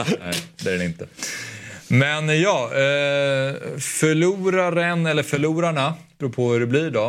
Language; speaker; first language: Swedish; native; Swedish